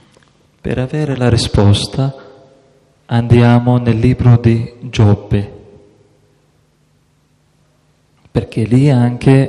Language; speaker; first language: Italian; non-native, fluent; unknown